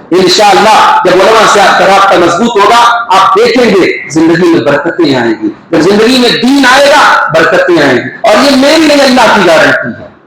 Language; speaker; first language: Urdu; native; Urdu